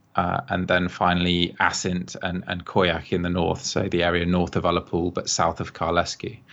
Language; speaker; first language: English; native; English